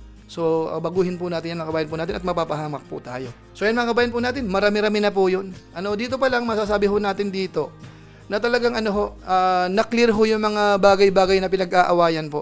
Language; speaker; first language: Filipino; native; Filipino